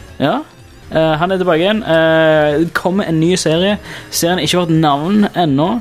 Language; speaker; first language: Norwegian; native; Norwegian